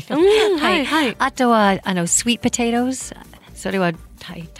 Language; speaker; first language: Japanese; non-native, fluent; English